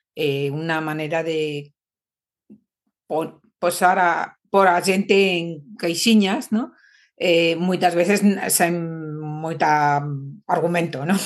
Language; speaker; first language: Portuguese; non-native, fluent; Spanish